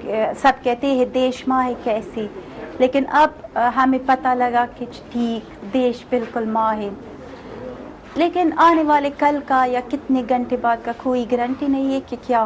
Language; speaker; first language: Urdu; non-native, fluent; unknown